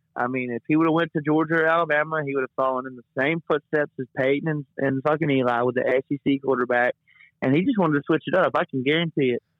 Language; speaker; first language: English; native; English